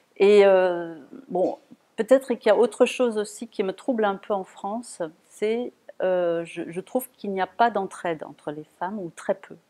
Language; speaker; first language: French; non-native, fluent; German